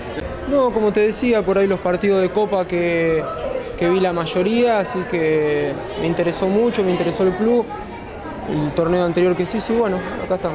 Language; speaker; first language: Spanish; native; Spanish